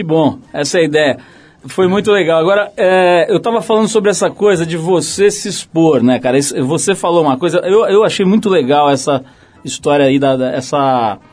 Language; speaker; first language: Portuguese; native; Portuguese